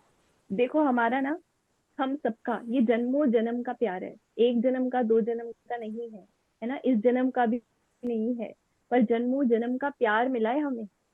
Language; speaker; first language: Hindi; native; Hindi